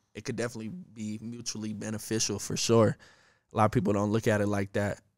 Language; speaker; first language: English; native; English